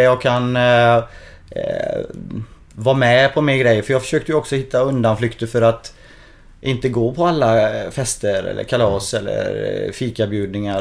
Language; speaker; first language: Swedish; native; Swedish